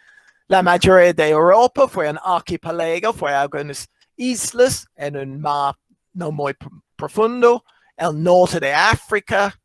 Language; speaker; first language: Spanish; non-native, fluent; English